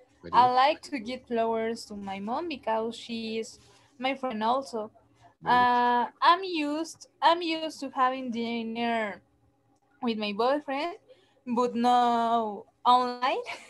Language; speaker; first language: English; non-native, learner; Spanish